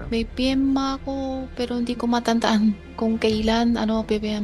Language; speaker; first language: Filipino; non-native, learner; Chinese